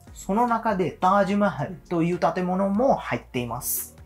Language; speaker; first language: Japanese; non-native, learner; Hindi